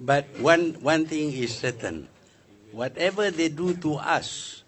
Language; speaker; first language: English; non-native, local second language; Malay